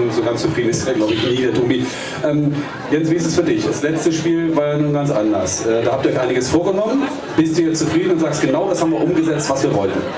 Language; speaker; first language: German; native; German